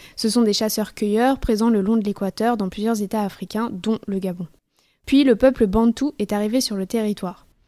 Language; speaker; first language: French; native; French